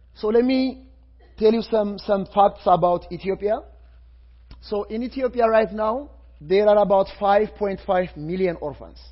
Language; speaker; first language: English; non-native, fluent; Amharic